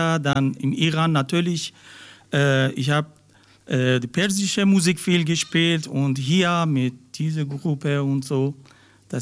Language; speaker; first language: German; non-native, learner; Persian